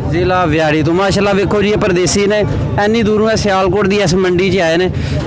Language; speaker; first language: Urdu; non-native, local second language; Punjabi